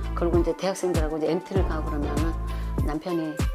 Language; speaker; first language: Korean; native; Korean